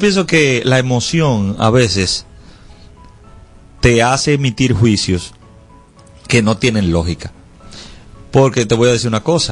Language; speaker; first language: Spanish; native; Spanish